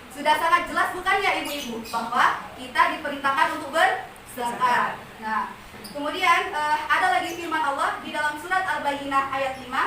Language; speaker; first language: Indonesian; non-native, local second language; Madurese